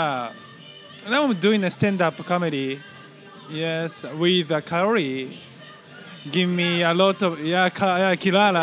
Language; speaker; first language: English; non-native, learner; Japanese